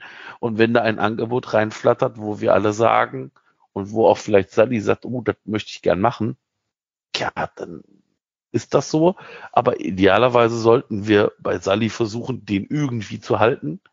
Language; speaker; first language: German; native; German